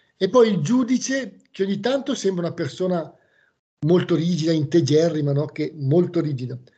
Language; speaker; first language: Italian; native; Italian